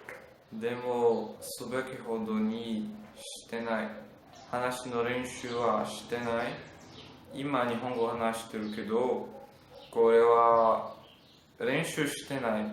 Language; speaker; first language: Japanese; non-native, learner; Portuguese